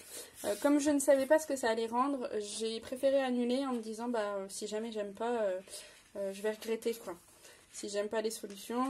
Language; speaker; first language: French; native; French